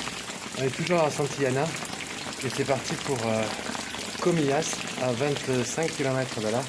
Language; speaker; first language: French; native; French